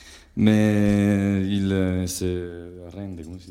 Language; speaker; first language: French; non-native, learner; Italian